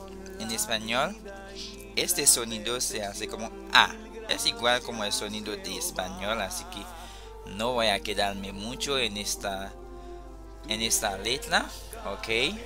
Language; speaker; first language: Spanish; non-native, fluent; Haitian Creole